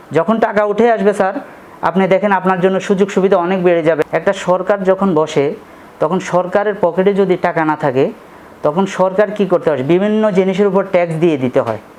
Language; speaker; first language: Bangla; native; Bangla